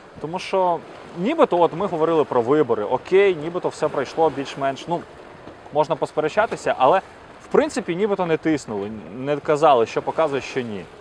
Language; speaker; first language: Ukrainian; native; Ukrainian